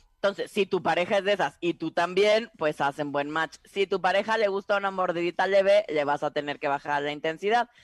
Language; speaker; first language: Spanish; native; Spanish